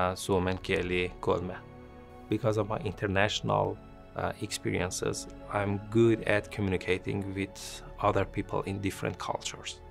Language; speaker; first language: English; non-native, fluent; Persian